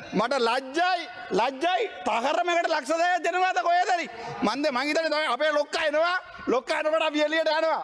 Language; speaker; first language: Sinhala; non-native, local second language; Tamil